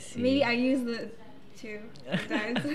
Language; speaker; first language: English; non-native, fluent; Arabic